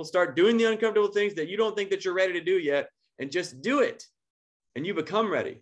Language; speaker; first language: English; native; English